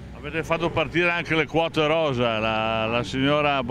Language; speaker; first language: Italian; native; Italian